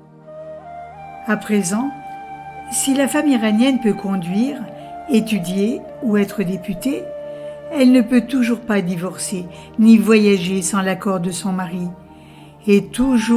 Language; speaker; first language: French; native; French